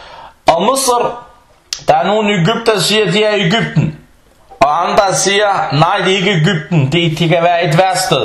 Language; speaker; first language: Danish; non-native, fluent; Arabic